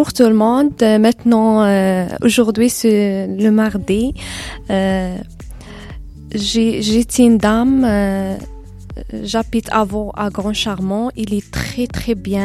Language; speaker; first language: French; non-native, learner; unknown